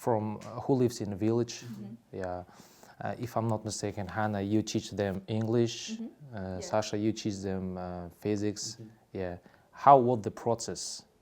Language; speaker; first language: English; non-native, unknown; Kazakh